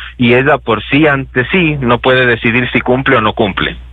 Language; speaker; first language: Spanish; native; Spanish